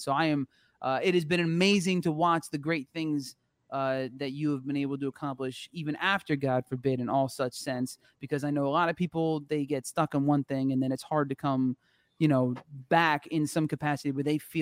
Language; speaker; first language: English; native; English